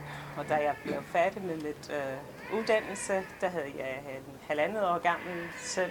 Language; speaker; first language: Danish; non-native, fluent; English